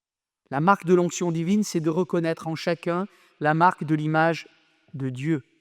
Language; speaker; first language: French; native; French